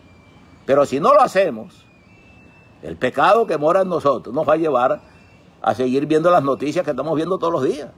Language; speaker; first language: Spanish; native; Spanish